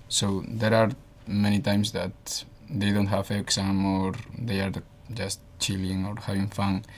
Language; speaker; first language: English; non-native, fluent; Spanish